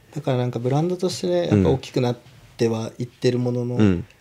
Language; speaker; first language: Japanese; native; Japanese